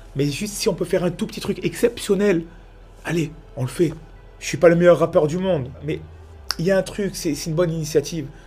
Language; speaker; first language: French; native; French